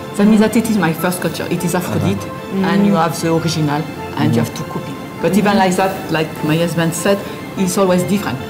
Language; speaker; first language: English; non-native, learner; French